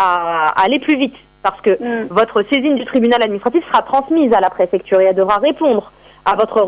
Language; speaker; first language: French; native; French